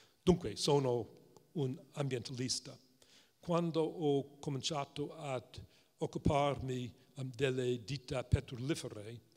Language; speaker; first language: Italian; non-native, fluent; English